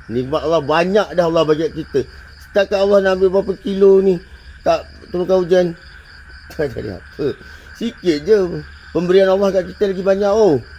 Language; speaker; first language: Malay; native; Malay